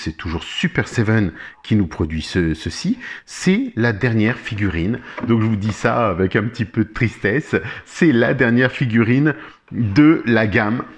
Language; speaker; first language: French; native; French